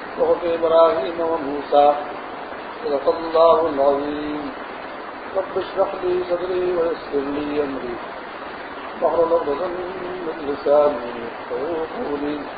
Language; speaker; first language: Urdu; non-native, local second language; Pashto